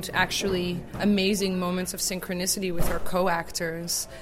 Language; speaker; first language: English; native; English